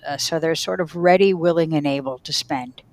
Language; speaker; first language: English; native; English